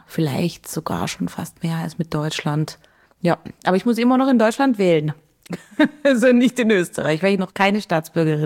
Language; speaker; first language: German; native; German